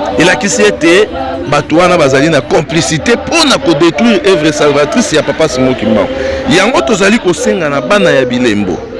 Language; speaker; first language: Lingala; native; Lingala